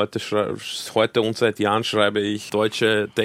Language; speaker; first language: German; early bilingual, other home language; Croatian